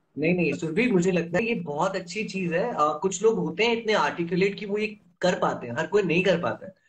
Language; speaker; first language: Hindi; native; Hindi